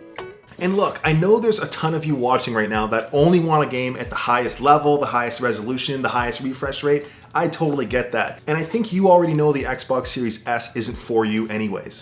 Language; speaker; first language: English; native; English